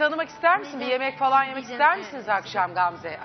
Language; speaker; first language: Turkish; native; Turkish